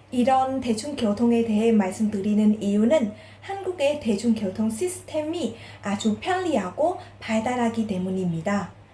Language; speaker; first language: Korean; non-native, fluent; Vietnamese